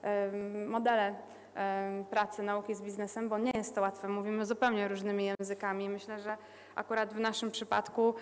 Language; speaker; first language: Polish; native; Polish